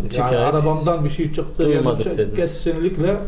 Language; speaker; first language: Turkish; non-native, learner; Arabic